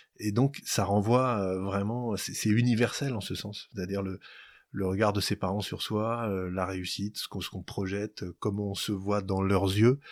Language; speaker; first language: French; native; French